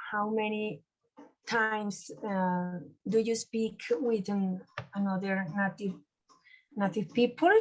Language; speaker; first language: English; non-native, learner; Spanish